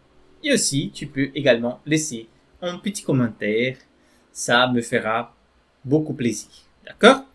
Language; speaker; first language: French; non-native, fluent; Portuguese